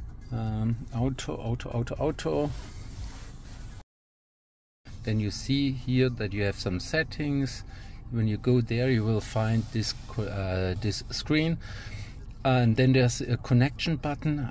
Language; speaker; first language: English; non-native, fluent; German